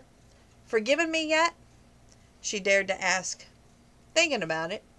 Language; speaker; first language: English; native; English